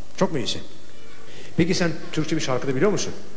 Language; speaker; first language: Turkish; native; Turkish